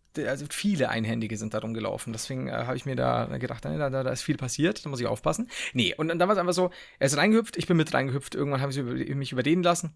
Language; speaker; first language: German; native; German